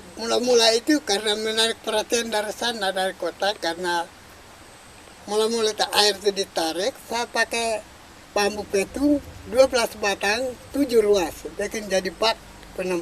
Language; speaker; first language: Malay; non-native, local second language; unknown